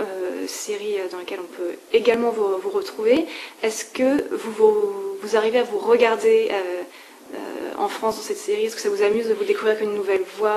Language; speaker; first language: French; native; French